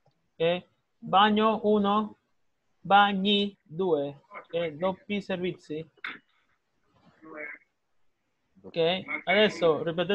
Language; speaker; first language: Italian; non-native, fluent; Spanish